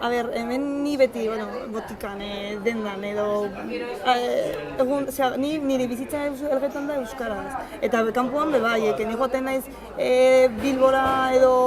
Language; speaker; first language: Basque; non-native, learner; Spanish